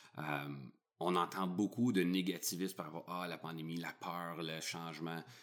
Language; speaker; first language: French; native; French